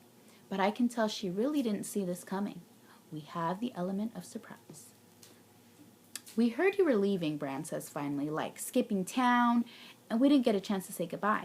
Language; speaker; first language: English; native; English